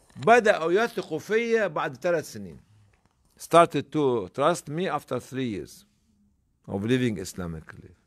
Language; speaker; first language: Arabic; native; Arabic